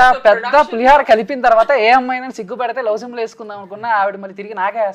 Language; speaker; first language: Telugu; native; Telugu